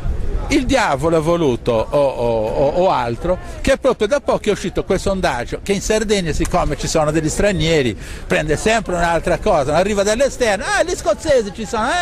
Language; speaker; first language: Italian; non-native, local second language; Sardinian